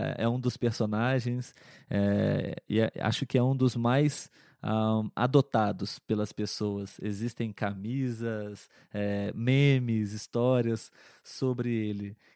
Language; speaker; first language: Portuguese; native; Portuguese